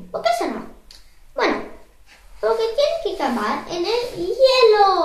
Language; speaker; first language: Spanish; early bilingual, heritage; Spanish